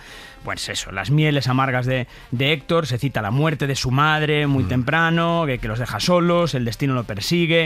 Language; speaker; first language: Spanish; native; Spanish